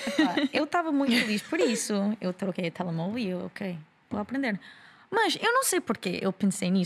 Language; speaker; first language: Portuguese; non-native, learner; English